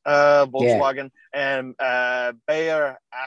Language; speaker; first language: English; native; English